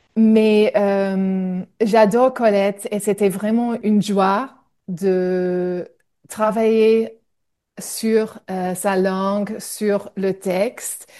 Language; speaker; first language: French; non-native, fluent; English